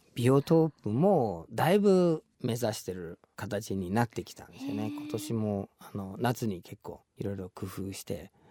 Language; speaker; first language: Japanese; non-native, fluent; English